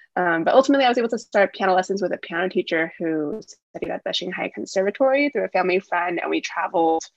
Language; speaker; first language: English; early bilingual, other home language; Wu Chinese